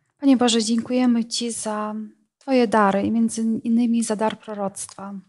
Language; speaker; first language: Polish; non-native, fluent; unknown